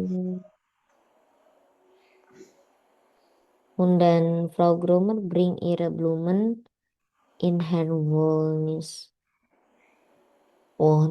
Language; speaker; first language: German; non-native, learner; Indonesian